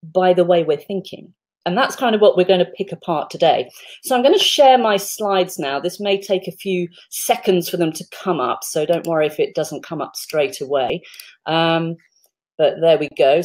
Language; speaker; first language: English; native; English